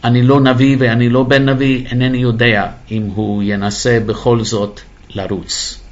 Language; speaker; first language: Hebrew; non-native, fluent; English